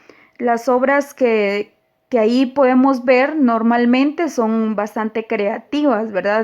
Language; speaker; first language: Spanish; native; Spanish